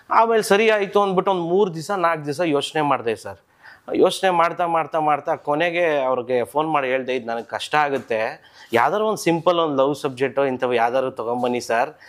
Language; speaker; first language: Kannada; native; Kannada